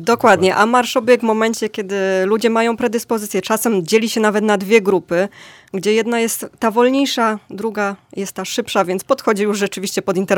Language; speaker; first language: Polish; native; Polish